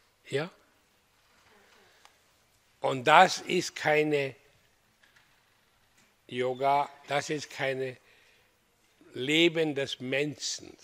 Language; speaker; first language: German; non-native, fluent; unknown